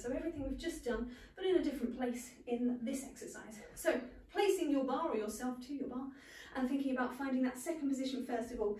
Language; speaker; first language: English; native; English